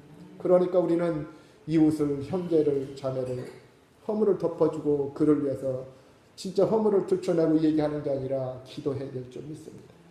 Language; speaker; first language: Korean; native; Korean